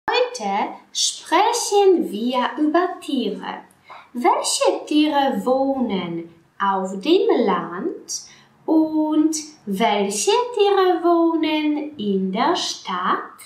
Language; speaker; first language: German; non-native, fluent; Polish